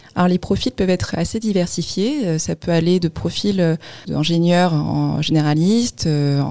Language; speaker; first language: French; native; French